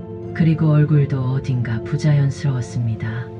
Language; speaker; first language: Korean; native; Korean